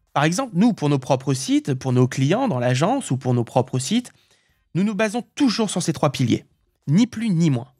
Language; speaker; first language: French; native; French